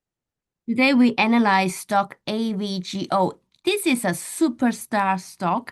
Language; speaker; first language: English; non-native, fluent; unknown